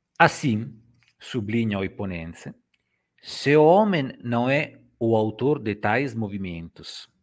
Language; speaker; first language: Portuguese; non-native, fluent; Italian